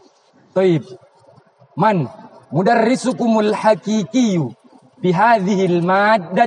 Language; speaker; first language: Arabic; non-native, learner; Indonesian